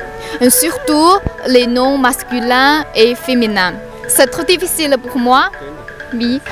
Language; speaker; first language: French; non-native, learner; Chinese